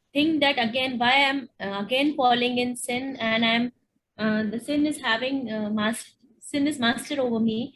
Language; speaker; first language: English; non-native, local second language; Hindi